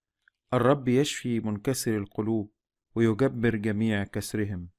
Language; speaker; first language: Arabic; native; Arabic